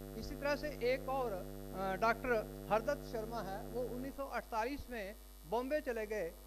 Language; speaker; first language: Hindi; non-native, local second language; Punjabi